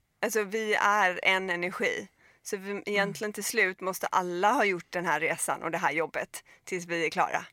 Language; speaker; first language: Swedish; native; Swedish